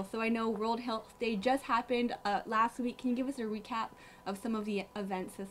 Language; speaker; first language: English; native; English